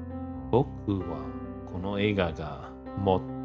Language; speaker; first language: Japanese; non-native, learner; English